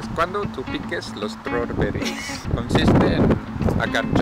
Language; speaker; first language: Spanish; non-native, learner; English